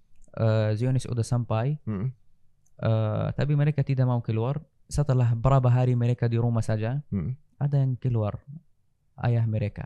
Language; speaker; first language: Indonesian; non-native, fluent; Arabic